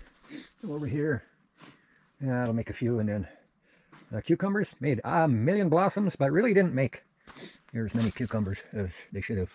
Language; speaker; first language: English; native; English